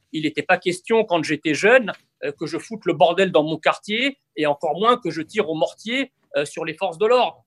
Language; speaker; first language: French; early bilingual, other home language; Arabic